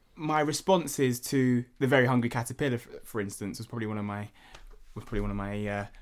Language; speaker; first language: English; native; English